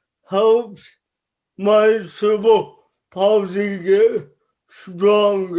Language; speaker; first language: English; native; English